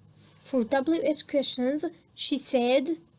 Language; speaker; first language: English; non-native, fluent; Central Kurdish